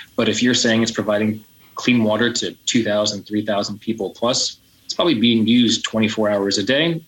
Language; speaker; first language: English; native; English